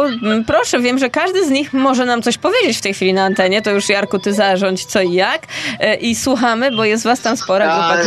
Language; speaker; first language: Polish; native; Polish